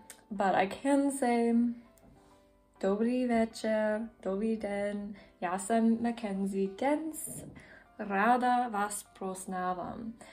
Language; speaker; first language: Czech; non-native, learner; English